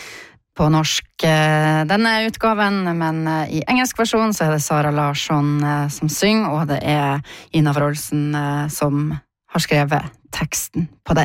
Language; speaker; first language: Norwegian; native; Norwegian